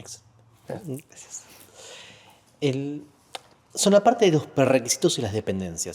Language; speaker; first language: Spanish; native; Spanish